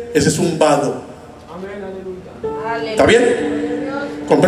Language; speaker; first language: Spanish; native; Spanish